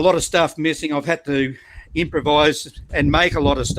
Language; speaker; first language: English; native; English